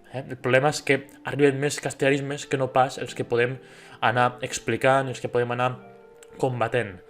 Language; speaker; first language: Catalan; native; Catalan